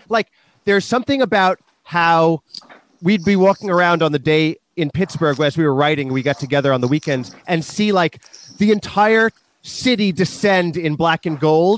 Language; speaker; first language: English; native; English